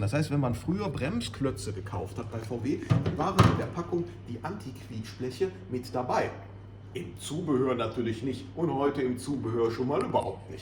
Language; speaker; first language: German; native; German